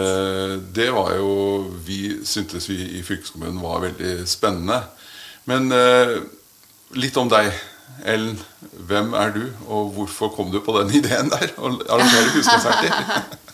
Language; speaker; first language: Norwegian; native; Norwegian